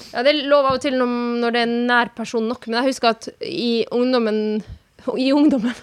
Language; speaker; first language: Norwegian; non-native, local second language; Northern Sami